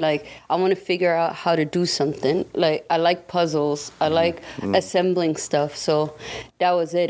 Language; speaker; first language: English; non-native, fluent; German